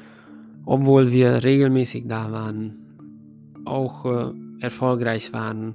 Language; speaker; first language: German; non-native, fluent; Hungarian